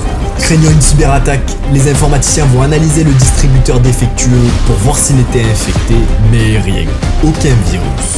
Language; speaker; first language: French; native; French